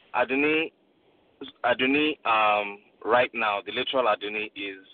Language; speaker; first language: English; non-native, local second language; Yoruba